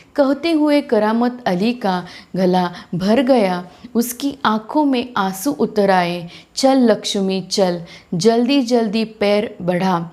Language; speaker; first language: Hindi; non-native, local second language; Marathi